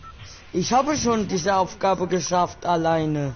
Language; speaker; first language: German; non-native, learner; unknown